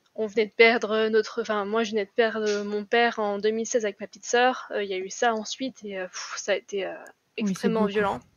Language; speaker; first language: French; native; French